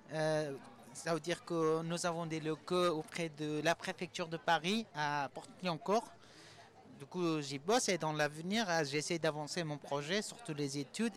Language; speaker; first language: French; non-native, fluent; Persian